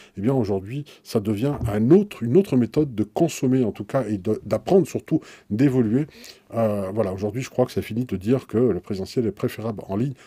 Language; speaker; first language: French; native; French